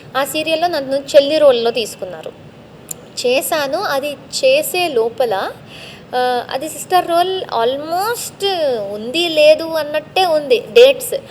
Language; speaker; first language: Telugu; non-native, local second language; Tamil